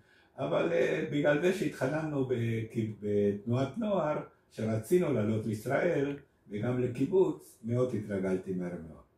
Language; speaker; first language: Hebrew; non-native, fluent; Spanish